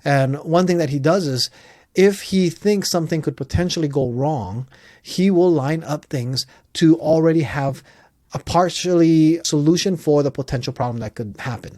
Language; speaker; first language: English; native; English